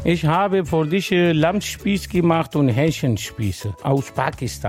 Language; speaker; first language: German; non-native, learner; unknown